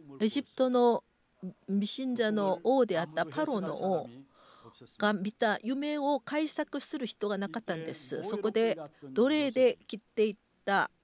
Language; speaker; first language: Japanese; non-native, fluent; Korean